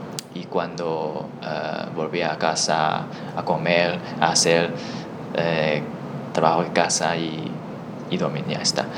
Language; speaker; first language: Spanish; non-native, learner; Chinese